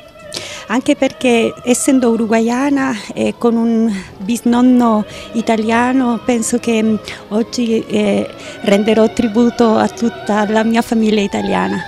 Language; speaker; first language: Italian; non-native, fluent; Spanish